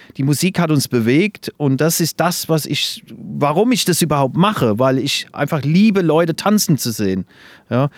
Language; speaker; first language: German; non-native, fluent; English